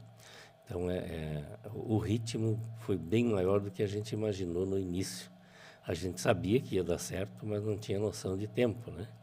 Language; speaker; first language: Portuguese; native; Portuguese